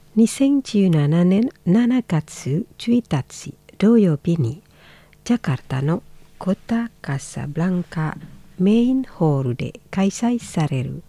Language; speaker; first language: Japanese; non-native, learner; Indonesian